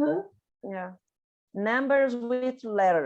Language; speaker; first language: English; non-native, learner; Portuguese